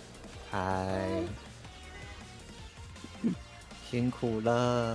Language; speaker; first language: Japanese; non-native, fluent; Chinese